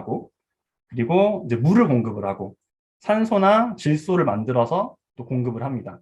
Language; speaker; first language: Korean; early bilingual, heritage; Korean